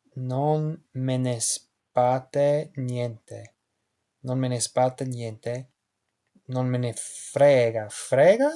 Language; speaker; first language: Italian; non-native, learner; English